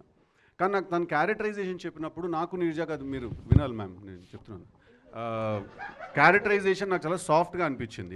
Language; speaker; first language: Telugu; native; Telugu